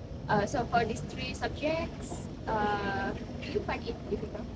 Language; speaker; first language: English; non-native, learner; Indonesian